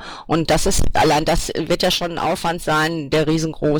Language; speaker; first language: German; native; German